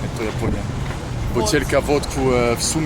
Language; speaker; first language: Russian; non-native, learner; French